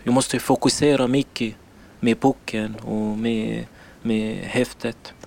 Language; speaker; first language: Swedish; non-native, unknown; Arabic